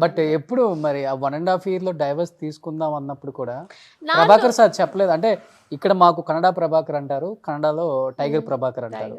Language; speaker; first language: Telugu; native; Telugu